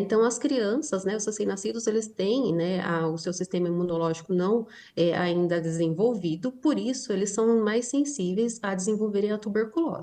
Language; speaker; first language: Portuguese; native; Portuguese